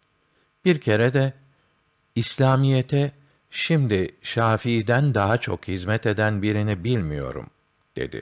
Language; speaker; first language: Turkish; native; Turkish